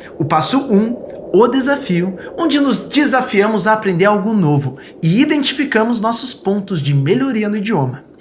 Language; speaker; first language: Portuguese; native; Portuguese